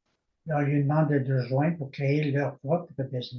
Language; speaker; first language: French; native; French